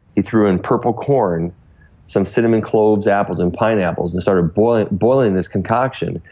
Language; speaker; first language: English; native; English